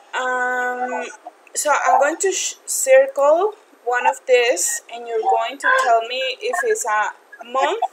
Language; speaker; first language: English; non-native, fluent; Spanish